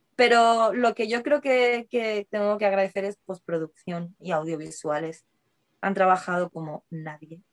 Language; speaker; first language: Spanish; native; Spanish